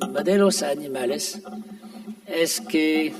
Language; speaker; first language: Spanish; non-native, fluent; French